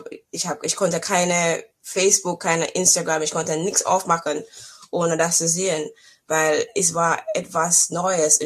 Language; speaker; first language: German; non-native, fluent; English